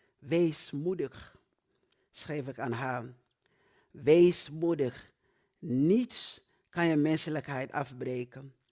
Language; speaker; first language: Dutch; non-native, fluent; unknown